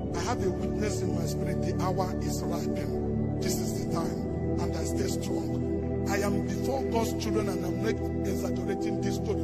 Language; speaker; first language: English; non-native, local second language; Igbo